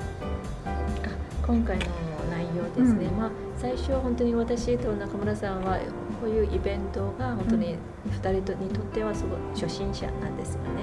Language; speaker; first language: Japanese; non-native, fluent; Chinese